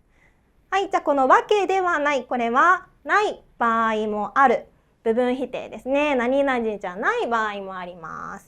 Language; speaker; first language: Japanese; non-native, fluent; Chinese